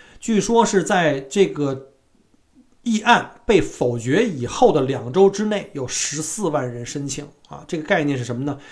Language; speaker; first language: Chinese; native; Chinese